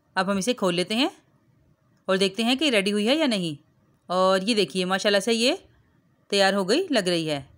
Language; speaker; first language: Urdu; native; Urdu